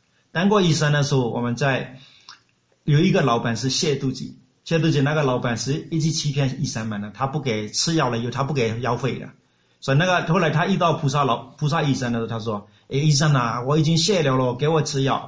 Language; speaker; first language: Chinese; non-native, fluent; Burmese